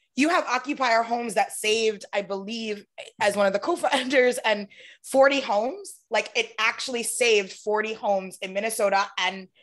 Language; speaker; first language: English; native; English